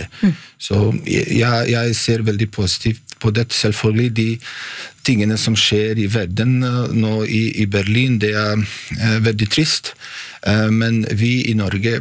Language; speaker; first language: Norwegian; non-native, fluent; Bosnian